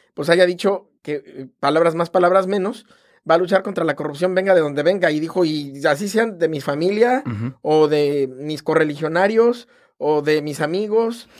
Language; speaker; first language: Spanish; native; Spanish